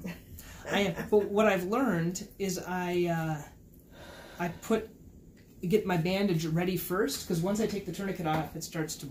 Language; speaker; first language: English; native; English